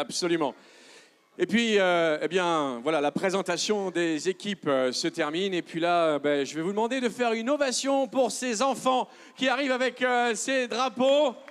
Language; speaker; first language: French; native; French